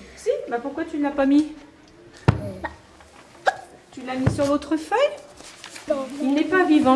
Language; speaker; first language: French; native; French